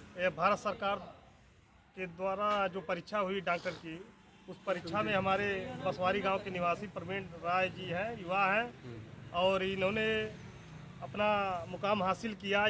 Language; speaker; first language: Hindi; native; Hindi